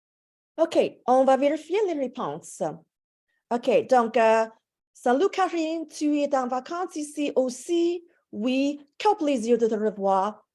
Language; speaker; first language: French; non-native, fluent; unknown